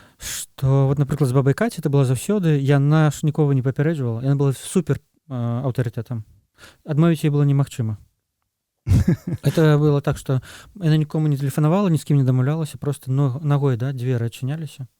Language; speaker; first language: Belarusian; non-native, local second language; Russian